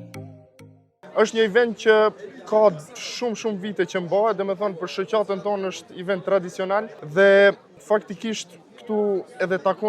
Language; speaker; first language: Albanian; early bilingual, heritage; Albanian